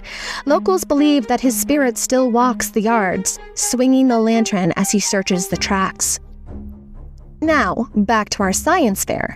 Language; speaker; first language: English; native; English